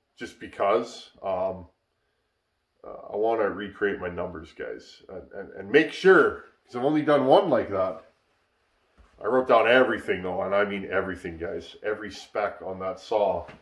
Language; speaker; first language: English; native; English